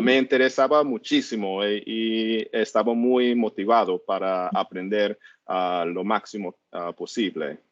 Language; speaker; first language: Spanish; non-native, learner; English